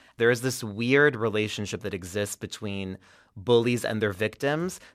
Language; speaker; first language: English; native; English